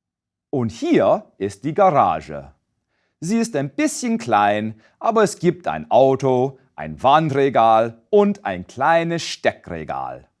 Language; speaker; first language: German; non-native, fluent; English